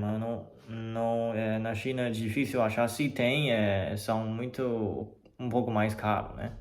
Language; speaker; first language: Portuguese; non-native, fluent; Chinese